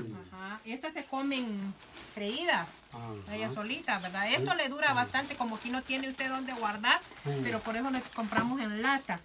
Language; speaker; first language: Spanish; native; Spanish